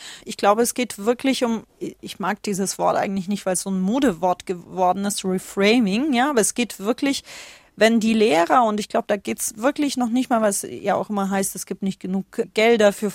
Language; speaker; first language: German; early bilingual, other home language; Russian